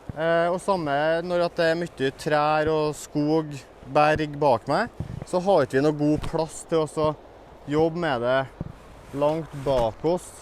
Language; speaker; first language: Norwegian; native; Norwegian